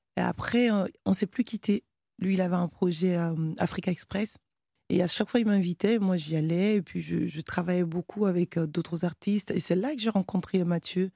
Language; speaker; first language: French; non-native, local second language; Bambara